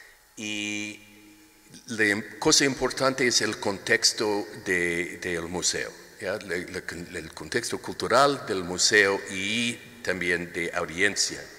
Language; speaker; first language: Spanish; non-native, learner; English